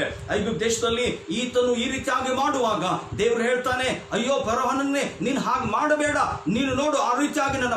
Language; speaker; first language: Kannada; native; Kannada